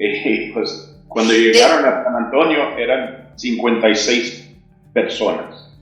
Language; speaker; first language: Spanish; early bilingual, heritage; English